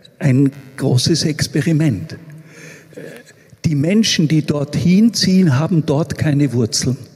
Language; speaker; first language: German; native; German